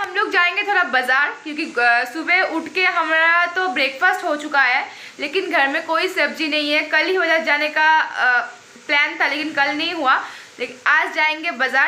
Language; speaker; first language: Hindi; non-native, local second language; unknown